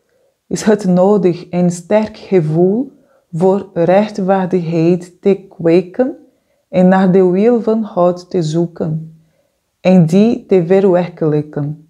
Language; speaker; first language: Dutch; non-native, fluent; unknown